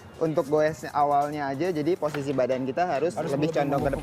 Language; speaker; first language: Indonesian; native; Indonesian